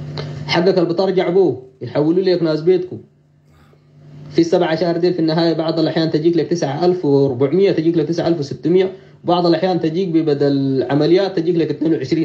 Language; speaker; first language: Arabic; native; Arabic